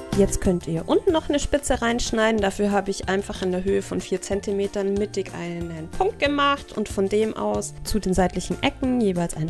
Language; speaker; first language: German; native; German